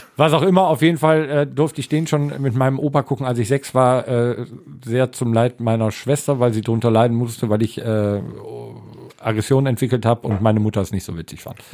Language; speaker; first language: German; native; German